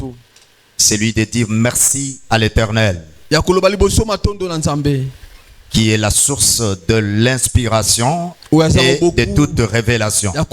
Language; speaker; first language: French; non-native, local second language; Lingala